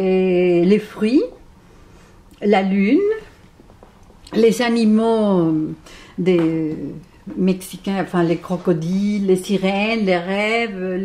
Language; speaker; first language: French; non-native, fluent; Spanish